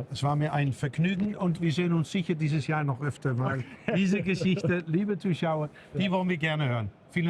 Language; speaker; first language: German; native; German